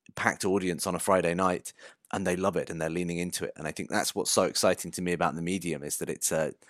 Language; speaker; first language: English; native; English